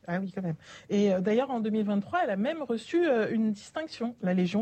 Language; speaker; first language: French; native; French